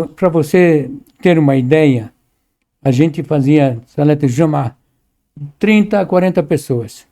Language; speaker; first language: Portuguese; early bilingual, other home language; Arabic